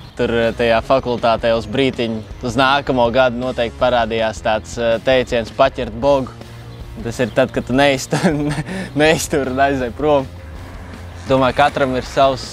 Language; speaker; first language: Latvian; native; Latvian